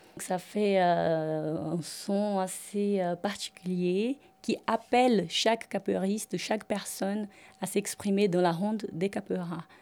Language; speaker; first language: French; non-native, fluent; Portuguese